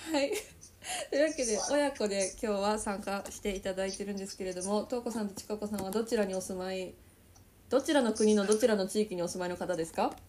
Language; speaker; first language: Japanese; native; Japanese